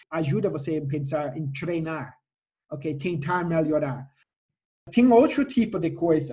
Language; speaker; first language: Portuguese; non-native, fluent; English